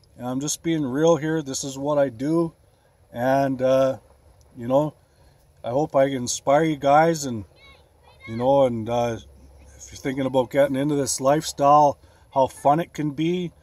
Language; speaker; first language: English; native; English